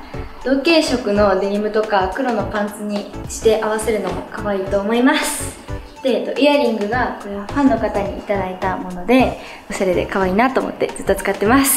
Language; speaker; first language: Japanese; native; Japanese